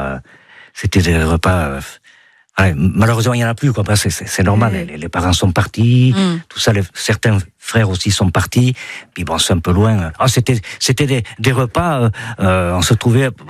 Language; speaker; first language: French; native; French